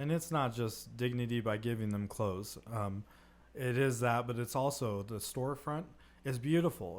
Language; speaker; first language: English; native; English